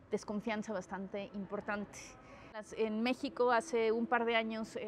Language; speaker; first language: Spanish; native; Spanish